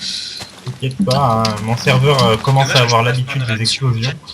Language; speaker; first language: French; native; French